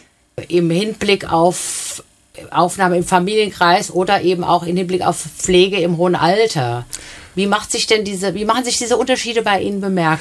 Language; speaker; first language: German; native; German